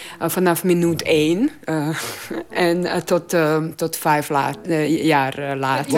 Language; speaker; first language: Dutch; non-native, learner; Croatian